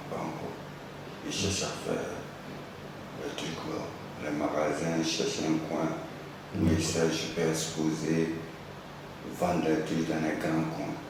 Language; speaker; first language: French; non-native, local second language; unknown